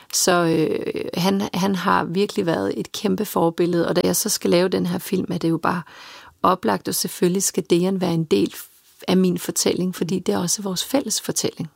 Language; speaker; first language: Danish; early bilingual, other home language; Serbian